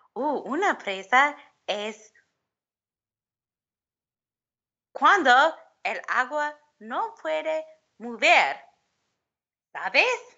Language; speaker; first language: Spanish; non-native, learner; English